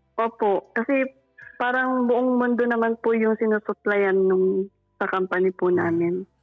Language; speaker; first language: Filipino; non-native, local second language; Pangasinan